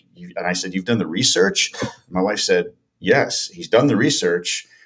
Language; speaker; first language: English; native; English